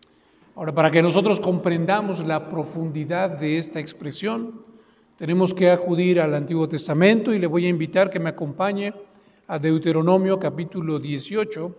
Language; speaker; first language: Spanish; native; Spanish